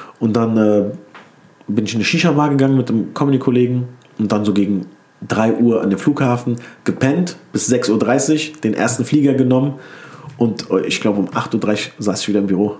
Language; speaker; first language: German; early bilingual, other home language; Turkish